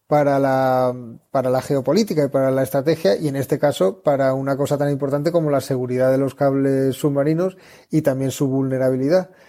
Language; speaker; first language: Spanish; native; Spanish